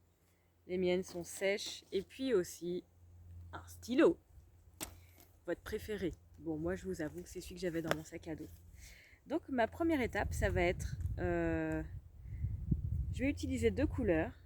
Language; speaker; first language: French; native; French